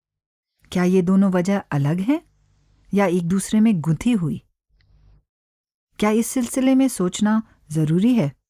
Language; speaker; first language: Hindi; native; Hindi